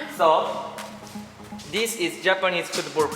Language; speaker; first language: English; non-native, learner; Japanese